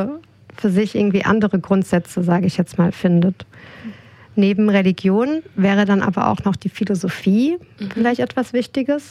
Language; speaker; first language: German; native; German